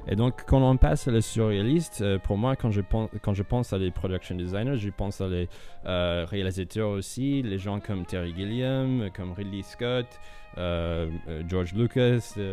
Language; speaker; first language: French; non-native, fluent; English